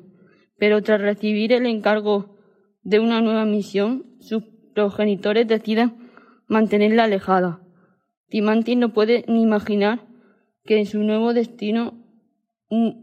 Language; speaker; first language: Spanish; native; Spanish